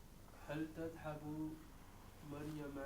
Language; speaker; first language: Arabic; non-native, learner; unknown